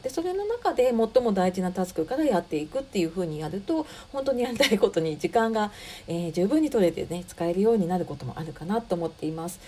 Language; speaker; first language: Japanese; native; Japanese